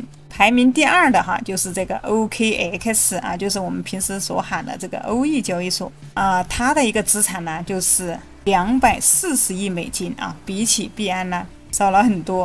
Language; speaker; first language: Chinese; native; Chinese